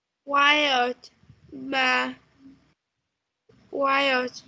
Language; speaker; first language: English; non-native, learner; Vietnamese